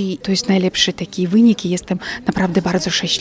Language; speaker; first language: Polish; non-native, fluent; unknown